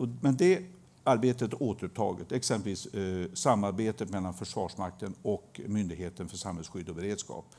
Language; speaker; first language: Swedish; native; Swedish